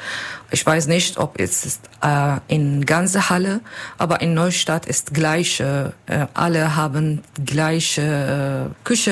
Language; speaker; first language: German; non-native, learner; English